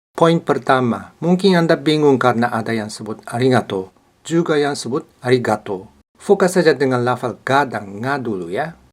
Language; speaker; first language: Indonesian; non-native, fluent; Japanese